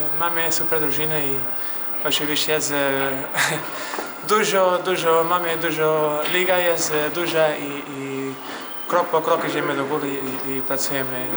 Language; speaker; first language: Polish; non-native, learner; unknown